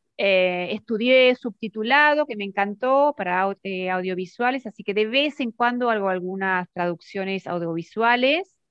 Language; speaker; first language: Spanish; native; Spanish